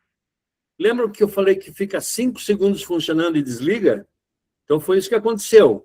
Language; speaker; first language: Portuguese; native; Portuguese